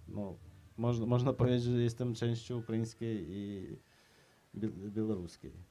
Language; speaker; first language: Polish; non-native, fluent; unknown